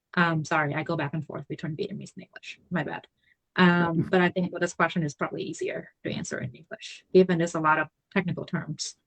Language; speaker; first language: English; non-native, fluent; Vietnamese